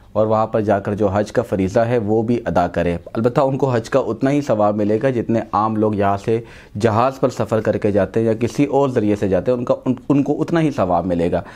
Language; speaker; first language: Urdu; non-native, local second language; Punjabi